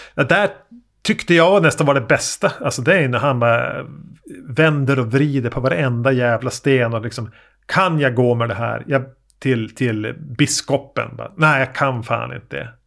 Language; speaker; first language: Swedish; native; Swedish